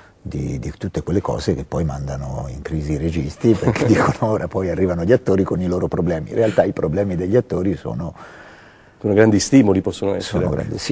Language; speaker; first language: Italian; native; Italian